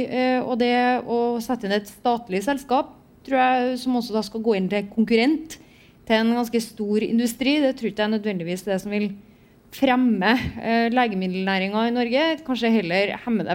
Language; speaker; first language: Norwegian; native; Norwegian